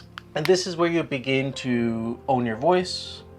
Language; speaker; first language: English; native; English